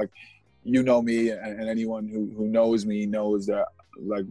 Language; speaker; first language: English; native; English